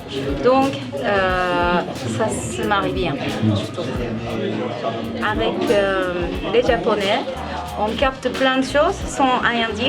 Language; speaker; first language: French; non-native, fluent; Japanese